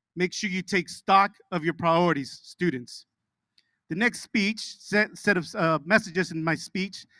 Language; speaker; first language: English; early bilingual, other home language; Spanish